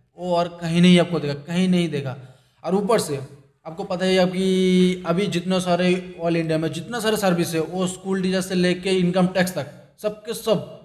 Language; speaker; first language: Hindi; non-native, local second language; Bangla